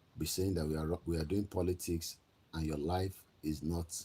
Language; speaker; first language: English; non-native, local second language; Yoruba